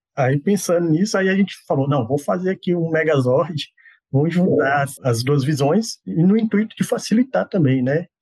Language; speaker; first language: Portuguese; native; Portuguese